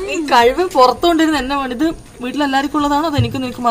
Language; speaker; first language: Malayalam; native; Malayalam